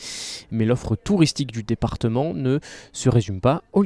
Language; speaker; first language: French; native; French